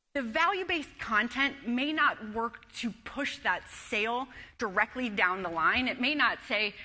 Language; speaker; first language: English; native; English